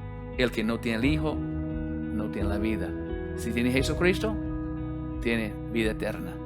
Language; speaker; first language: Spanish; non-native, learner; English